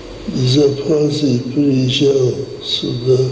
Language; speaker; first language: Russian; non-native, local second language; Georgian